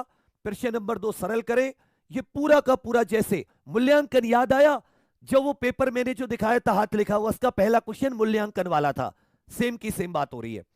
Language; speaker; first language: Hindi; native; Hindi